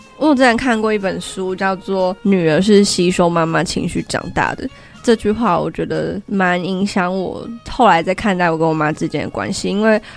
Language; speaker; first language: Chinese; native; Chinese